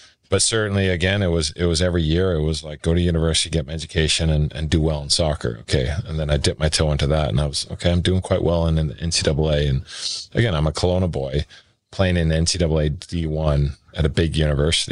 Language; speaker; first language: English; native; English